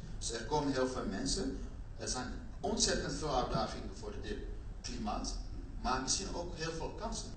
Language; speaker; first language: Dutch; non-native, fluent; Swahili